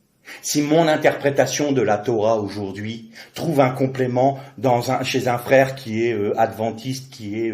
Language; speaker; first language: French; native; French